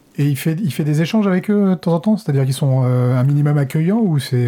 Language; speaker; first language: French; native; French